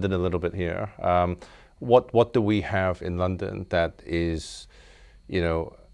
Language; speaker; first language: English; native; English